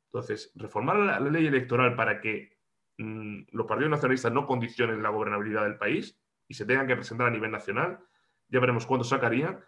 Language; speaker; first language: Spanish; native; Spanish